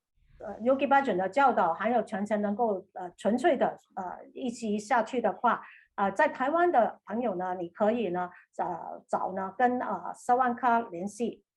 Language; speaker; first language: Chinese; native; Chinese